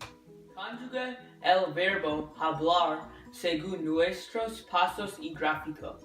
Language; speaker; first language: Spanish; non-native, learner; English